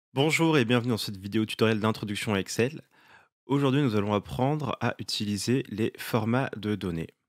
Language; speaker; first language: French; native; French